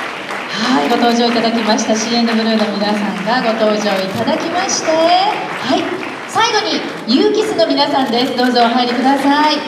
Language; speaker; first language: Japanese; native; Japanese